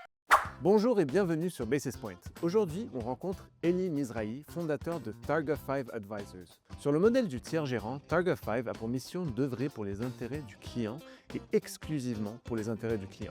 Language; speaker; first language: French; native; French